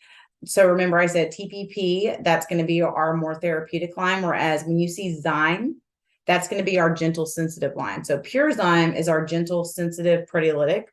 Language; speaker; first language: English; native; English